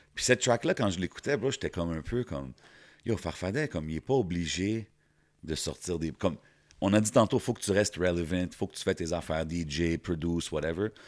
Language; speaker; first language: French; native; French